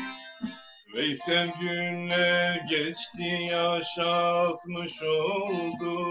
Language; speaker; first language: Turkish; native; Turkish